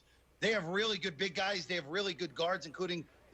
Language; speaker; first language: English; native; English